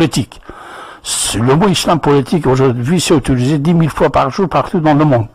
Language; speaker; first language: French; non-native, fluent; Persian